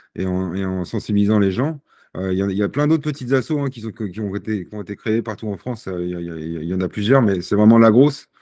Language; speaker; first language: French; native; French